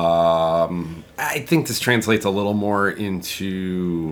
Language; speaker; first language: English; native; English